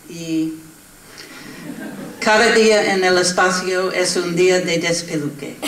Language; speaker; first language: Spanish; non-native, learner; English